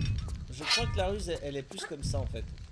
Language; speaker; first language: French; native; French